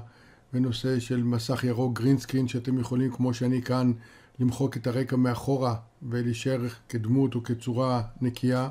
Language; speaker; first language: Hebrew; native; Hebrew